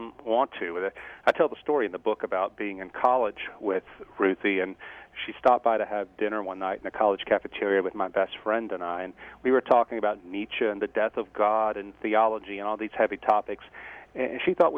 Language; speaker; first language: English; native; English